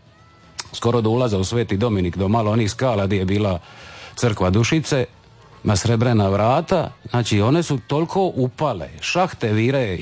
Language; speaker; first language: Serbian; native; Serbian